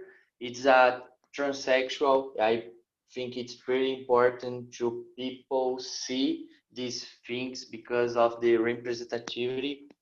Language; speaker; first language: English; non-native, learner; Portuguese